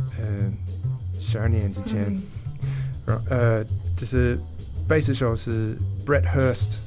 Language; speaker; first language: Chinese; non-native, fluent; English